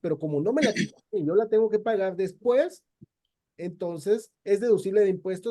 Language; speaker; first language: Spanish; native; Spanish